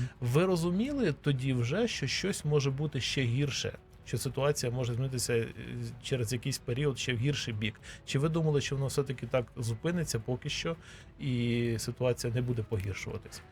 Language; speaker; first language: Ukrainian; native; Ukrainian